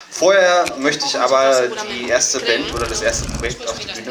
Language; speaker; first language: German; native; German